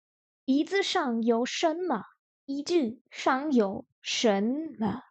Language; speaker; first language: Chinese; non-native, learner; French